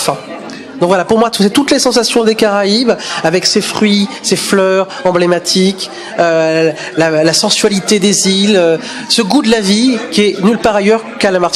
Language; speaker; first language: French; native; French